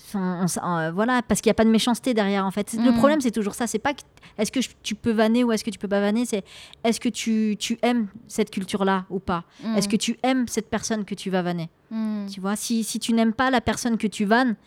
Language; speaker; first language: French; native; French